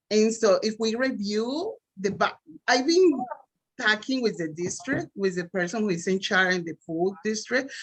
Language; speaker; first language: English; non-native, learner; Spanish